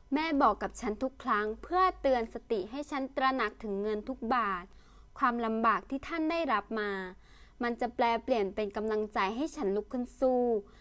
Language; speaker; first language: Thai; early bilingual, other home language; Lao